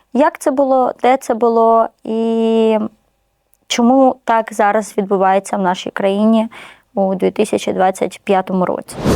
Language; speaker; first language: Ukrainian; non-native, local second language; Russian